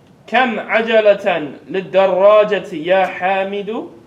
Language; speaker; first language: Arabic; non-native, fluent; English